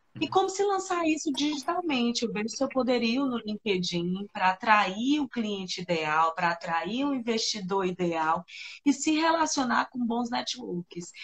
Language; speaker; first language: Portuguese; native; Portuguese